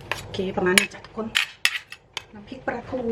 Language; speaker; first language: Thai; native; Thai